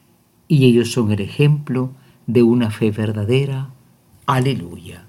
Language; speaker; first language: Spanish; native; Spanish